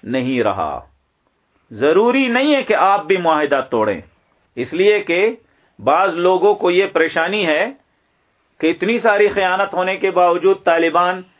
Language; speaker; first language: Urdu; non-native, local second language; Pashto